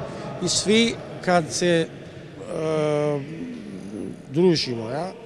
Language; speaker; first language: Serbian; non-native, learner; Romanian